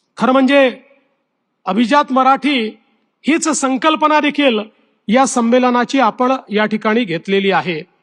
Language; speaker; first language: Marathi; native; Marathi